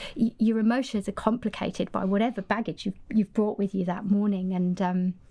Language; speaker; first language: English; native; English